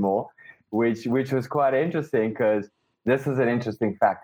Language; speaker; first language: English; non-native, local second language; Afrikaans